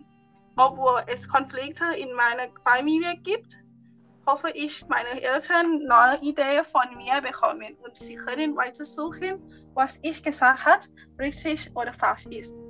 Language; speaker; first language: German; non-native, learner; Thai